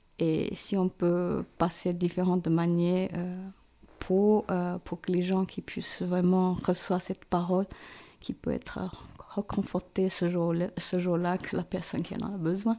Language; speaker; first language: French; non-native, fluent; Chinese